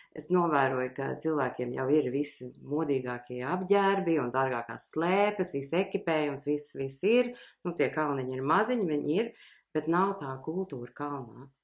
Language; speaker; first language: Latvian; early bilingual, heritage; Latvian